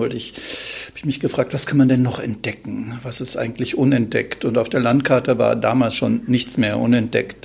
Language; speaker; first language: German; native; German